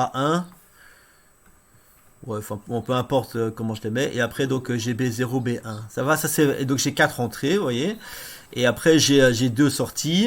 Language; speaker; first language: French; native; French